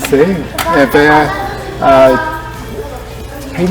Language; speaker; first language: Portuguese; non-native, learner; English